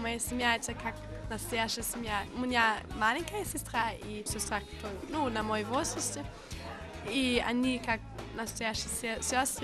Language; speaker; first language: Russian; non-native, learner; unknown